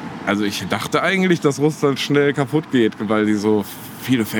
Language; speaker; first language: German; native; German